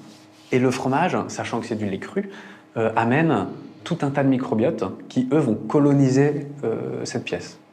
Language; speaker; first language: French; native; French